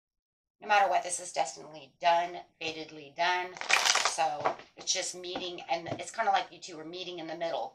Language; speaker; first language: English; native; English